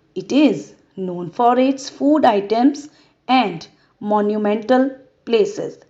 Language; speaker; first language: English; non-native, local second language; Punjabi